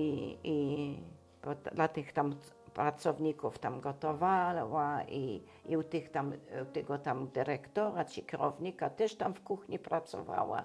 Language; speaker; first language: Polish; non-native, local second language; German